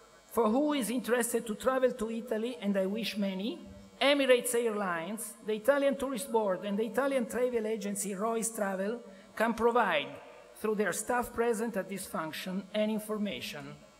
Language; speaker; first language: English; non-native, fluent; Italian